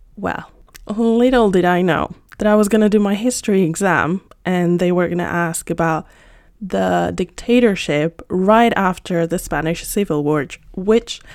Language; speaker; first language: English; non-native, fluent; Spanish